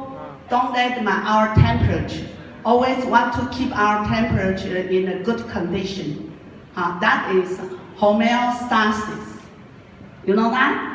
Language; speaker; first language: English; non-native, learner; Japanese